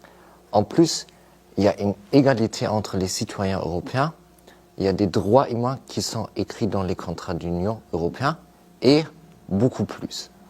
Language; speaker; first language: French; non-native, fluent; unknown